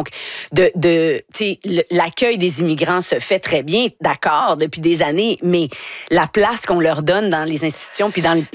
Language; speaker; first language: French; native; French